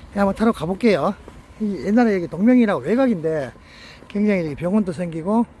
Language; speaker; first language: Korean; native; Korean